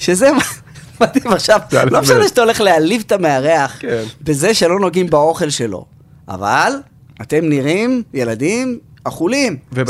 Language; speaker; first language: Hebrew; native; Hebrew